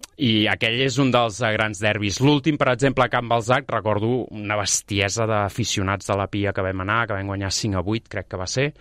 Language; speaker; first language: Catalan; native; Catalan